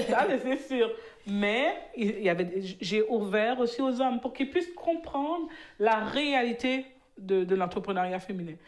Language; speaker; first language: French; early bilingual, other home language; Haitian Creole